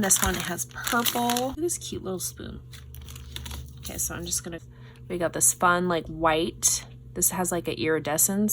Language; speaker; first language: English; native; English